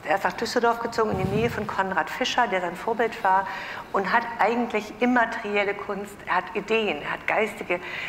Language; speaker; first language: German; native; German